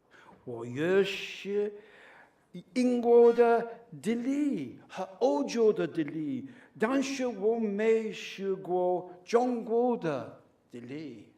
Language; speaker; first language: Chinese; non-native, learner; English